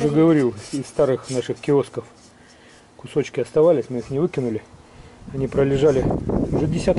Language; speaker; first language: Russian; native; Russian